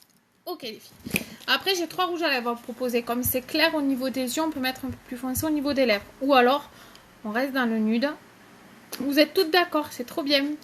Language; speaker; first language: French; native; French